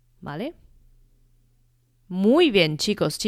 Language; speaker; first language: Spanish; non-native, fluent; Chinese